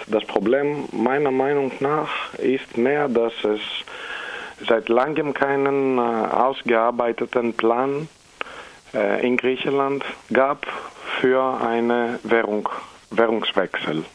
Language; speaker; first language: German; non-native, fluent; Greek